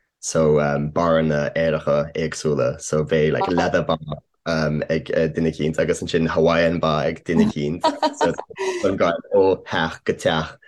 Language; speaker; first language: Irish; non-native, fluent; English